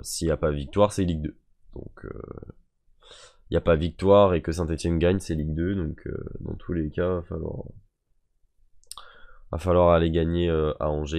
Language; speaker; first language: French; native; French